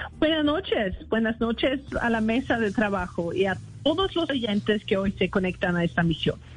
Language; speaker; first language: Spanish; non-native, fluent; Swedish